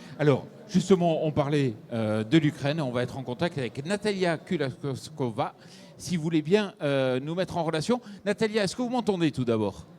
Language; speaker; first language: French; native; French